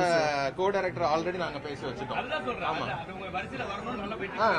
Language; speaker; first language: Tamil; native; Tamil